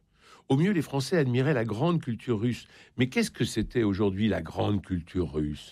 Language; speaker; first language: French; native; French